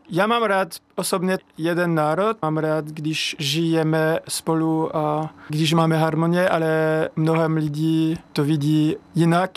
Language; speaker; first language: Czech; non-native, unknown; French